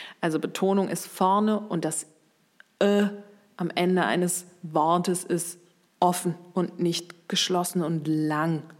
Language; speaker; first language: German; native; German